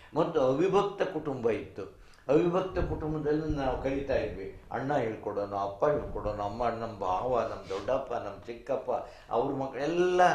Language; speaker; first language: Kannada; native; Kannada